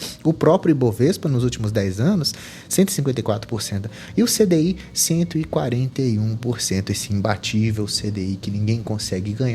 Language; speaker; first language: Portuguese; native; Portuguese